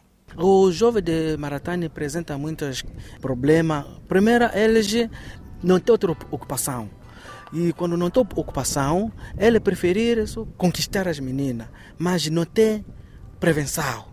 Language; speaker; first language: Portuguese; non-native, learner; Swahili